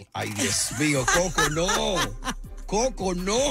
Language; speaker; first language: Spanish; native; Spanish